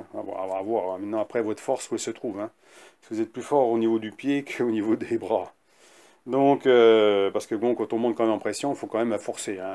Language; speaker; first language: French; native; French